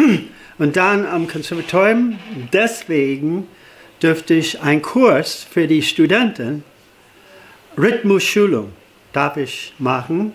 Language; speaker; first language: German; non-native, fluent; English